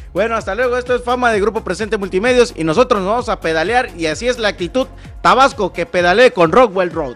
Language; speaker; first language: Spanish; native; Spanish